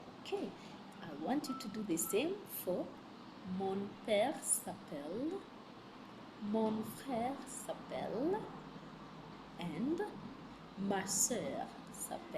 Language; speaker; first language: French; non-native, fluent; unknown